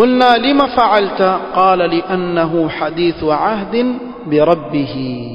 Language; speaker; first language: Arabic; non-native, fluent; Swahili